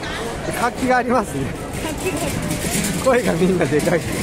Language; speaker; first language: Japanese; native; Japanese